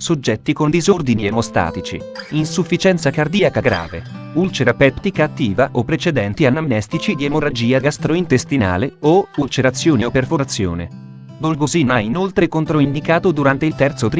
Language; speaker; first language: Italian; native; Italian